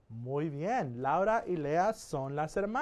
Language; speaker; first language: Spanish; non-native, fluent; English